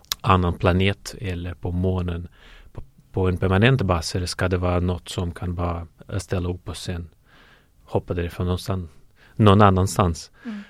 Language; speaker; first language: Swedish; non-native, fluent; Russian